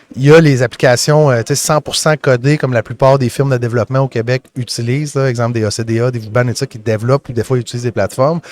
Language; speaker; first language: French; native; French